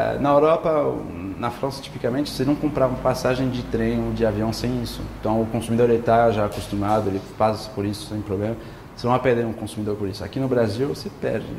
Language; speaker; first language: Portuguese; non-native, fluent; French